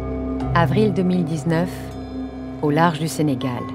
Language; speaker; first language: French; native; French